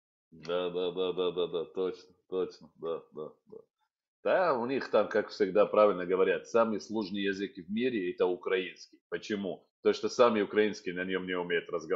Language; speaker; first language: Russian; non-native, fluent; Arabic